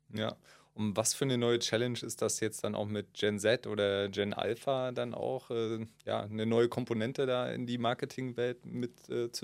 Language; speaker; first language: German; native; German